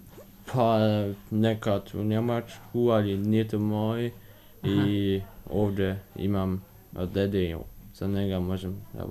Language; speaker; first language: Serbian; early bilingual, heritage; Serbian